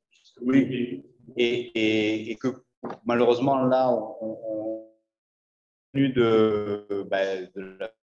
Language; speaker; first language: French; native; French